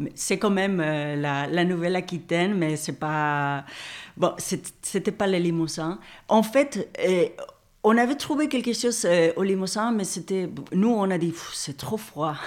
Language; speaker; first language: French; non-native, fluent; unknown